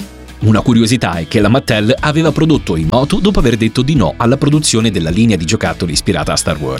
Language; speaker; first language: Italian; native; Italian